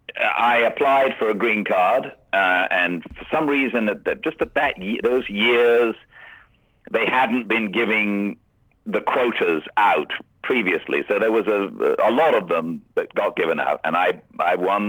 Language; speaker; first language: English; native; English